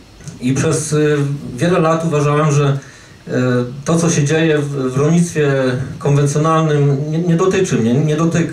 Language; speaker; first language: Polish; native; Polish